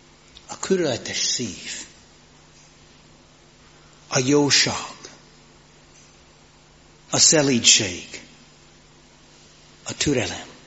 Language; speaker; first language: Hungarian; non-native, fluent; English